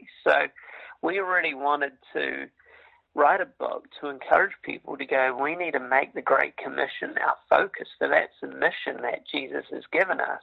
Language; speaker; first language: English; native; English